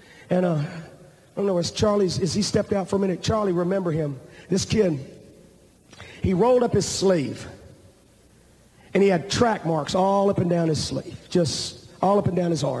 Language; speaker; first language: English; native; English